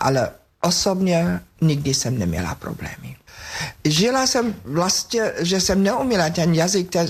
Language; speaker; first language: Czech; non-native, fluent; German